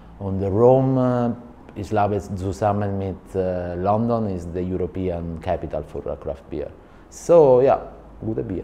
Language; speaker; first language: German; non-native, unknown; Italian